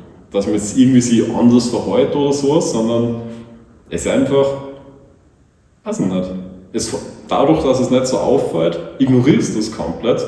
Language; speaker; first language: German; native; German